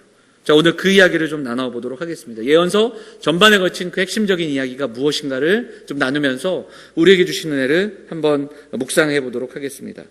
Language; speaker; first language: Korean; native; Korean